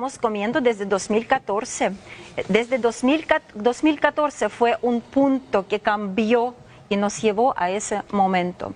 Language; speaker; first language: Spanish; non-native, fluent; Ukrainian